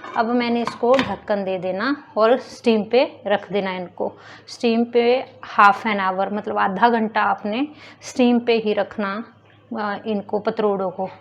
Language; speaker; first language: Hindi; non-native, local second language; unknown